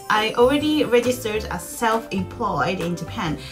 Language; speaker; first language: English; non-native, fluent; Japanese